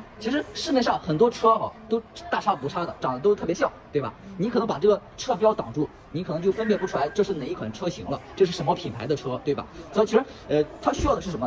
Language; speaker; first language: Chinese; native; Chinese